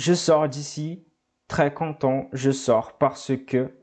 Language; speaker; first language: French; non-native, fluent; Portuguese